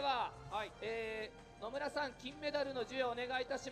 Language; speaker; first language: Japanese; native; Japanese